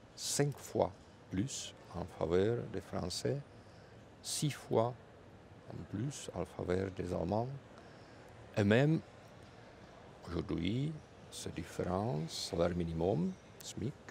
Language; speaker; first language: French; non-native, fluent; Czech